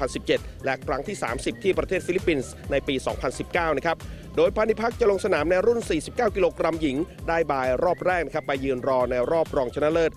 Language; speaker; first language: Thai; native; Thai